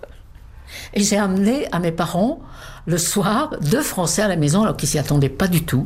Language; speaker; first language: French; non-native, fluent; Czech